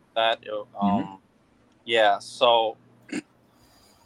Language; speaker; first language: English; non-native, fluent; Portuguese